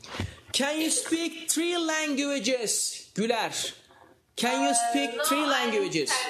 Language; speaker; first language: English; non-native, fluent; Turkish